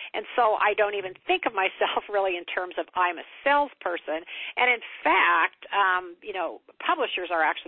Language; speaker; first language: English; native; English